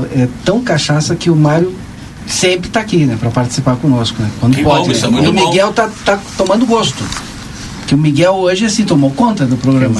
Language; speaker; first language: Portuguese; native; Portuguese